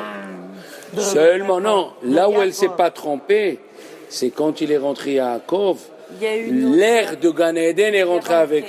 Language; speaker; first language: French; native; French